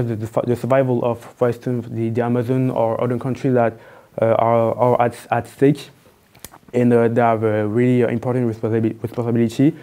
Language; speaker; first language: English; non-native, fluent; French